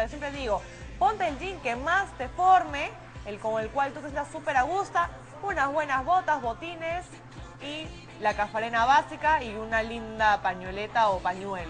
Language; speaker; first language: Spanish; native; Spanish